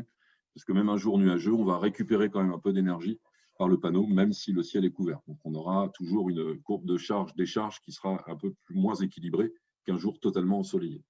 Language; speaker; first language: French; native; French